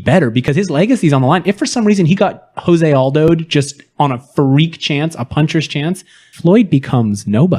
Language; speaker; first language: English; native; English